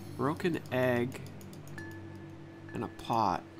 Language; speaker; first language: English; native; English